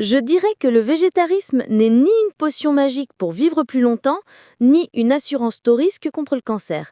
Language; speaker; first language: French; native; French